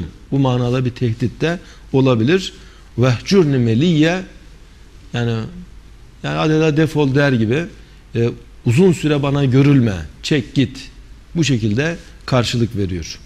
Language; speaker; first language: Turkish; native; Turkish